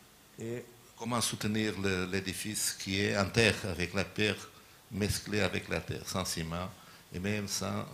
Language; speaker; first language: French; non-native, learner; Portuguese